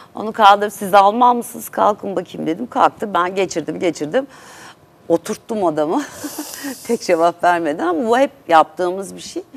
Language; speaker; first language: Turkish; native; Turkish